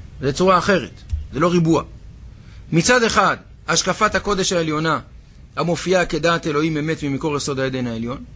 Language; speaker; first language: Hebrew; native; Hebrew